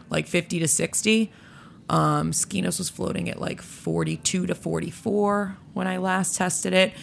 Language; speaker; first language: English; native; English